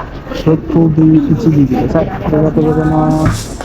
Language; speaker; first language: Japanese; non-native, learner; Nepali